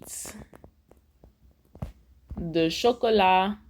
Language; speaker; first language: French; non-native, learner; English